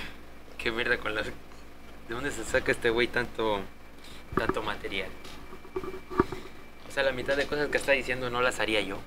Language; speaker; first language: Spanish; native; Spanish